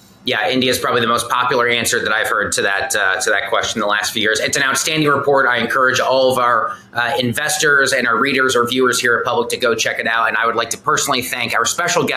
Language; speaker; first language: English; native; English